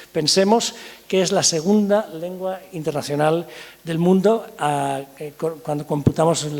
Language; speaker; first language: Spanish; early bilingual, other home language; English